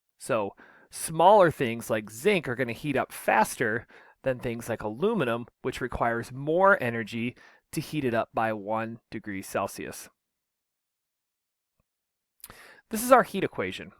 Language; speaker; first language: English; native; English